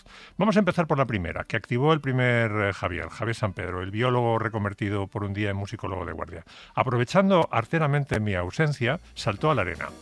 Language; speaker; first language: Spanish; native; Spanish